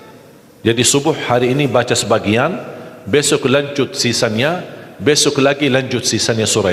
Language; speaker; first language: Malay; non-native, fluent; Arabic